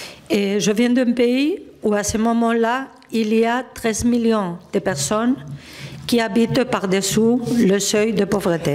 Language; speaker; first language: French; non-native, fluent; Spanish